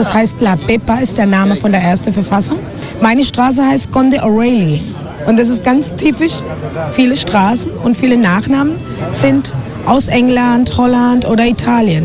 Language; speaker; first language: German; non-native, fluent; Spanish